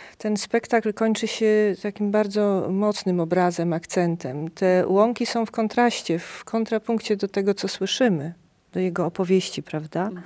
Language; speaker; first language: Polish; native; Polish